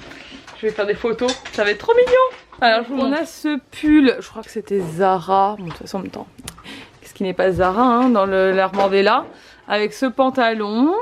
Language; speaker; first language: French; native; French